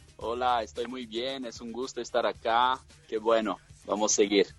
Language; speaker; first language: Spanish; non-native, fluent; Portuguese